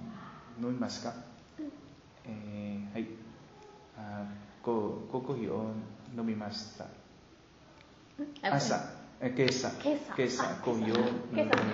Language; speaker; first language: Japanese; non-native, learner; Vietnamese